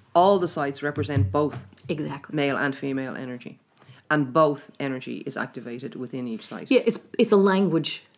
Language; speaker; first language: English; native; English